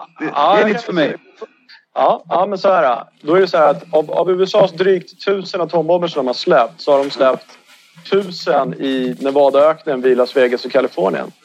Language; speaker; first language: Swedish; native; Swedish